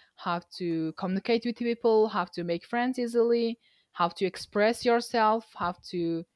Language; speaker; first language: English; non-native, fluent; Mongolian